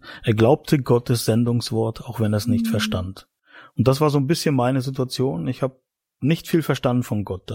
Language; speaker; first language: German; native; German